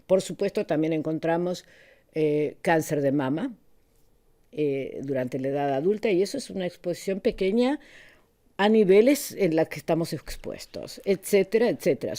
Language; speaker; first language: Spanish; native; Spanish